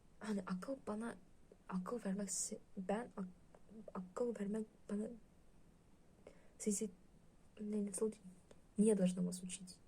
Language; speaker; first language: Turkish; non-native, learner; Russian